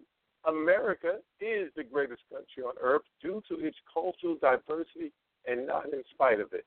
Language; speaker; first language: English; native; English